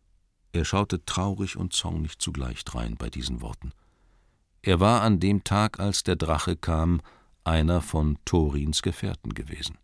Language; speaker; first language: German; native; German